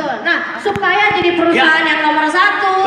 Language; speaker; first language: Indonesian; native; Indonesian